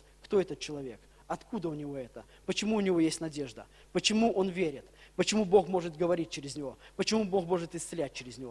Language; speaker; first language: Russian; native; Russian